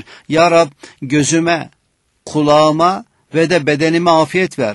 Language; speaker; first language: Turkish; native; Turkish